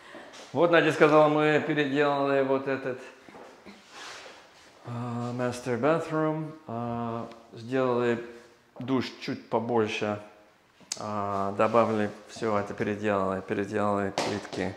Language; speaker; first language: Russian; non-native, learner; English